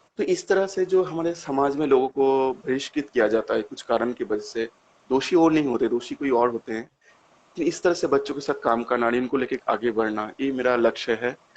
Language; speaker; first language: Hindi; non-native, local second language; Bangla